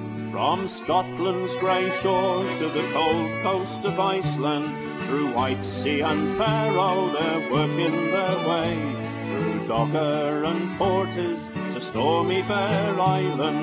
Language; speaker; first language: English; native; English